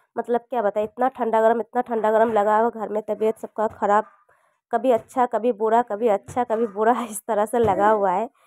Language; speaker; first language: Hindi; non-native, local second language; Bangla